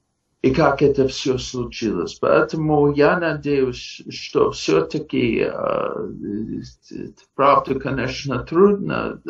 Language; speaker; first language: Russian; non-native, fluent; English